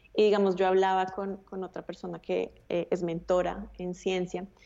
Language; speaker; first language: Spanish; native; Spanish